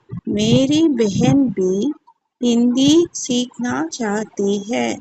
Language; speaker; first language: Hindi; non-native, local second language; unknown